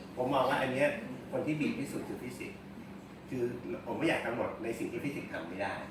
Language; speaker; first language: Thai; native; Thai